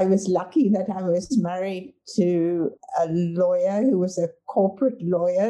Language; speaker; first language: English; native; English